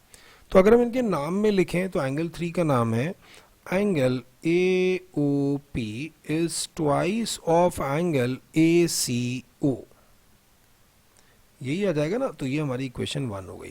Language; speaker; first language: Hindi; native; Hindi